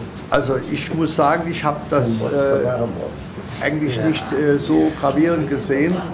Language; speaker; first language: German; native; German